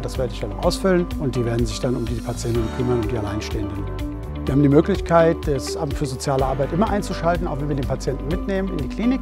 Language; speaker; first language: German; native; German